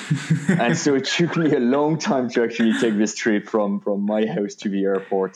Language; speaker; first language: English; non-native, fluent; French